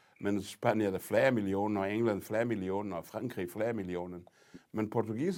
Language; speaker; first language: Danish; non-native, fluent; Portuguese